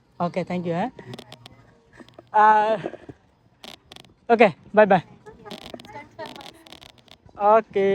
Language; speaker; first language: English; non-native, learner; Bangla